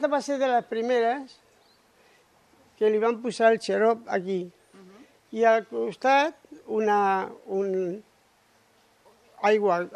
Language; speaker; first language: Catalan; non-native, local second language; Spanish